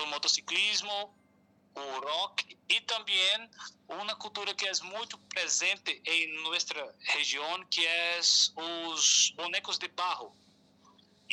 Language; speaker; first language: Spanish; non-native, learner; Portuguese